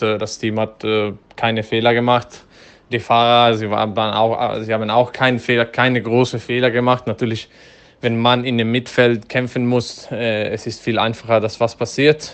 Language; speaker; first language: German; non-native, fluent; Dutch